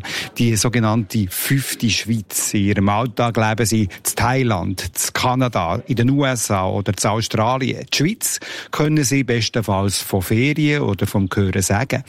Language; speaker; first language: German; native; German